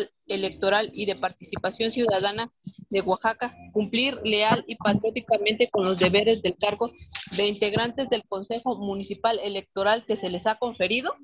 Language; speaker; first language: Spanish; native; Spanish